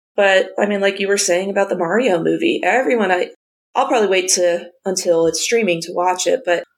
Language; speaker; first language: English; native; English